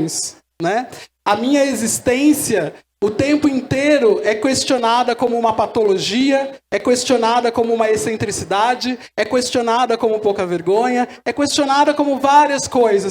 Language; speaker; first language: Portuguese; native; Portuguese